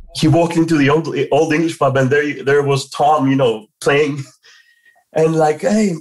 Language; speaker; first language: English; non-native, fluent; Greek